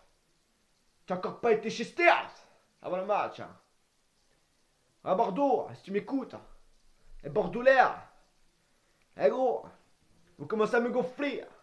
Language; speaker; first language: French; native; French